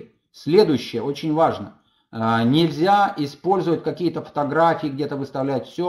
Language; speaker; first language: Russian; native; Russian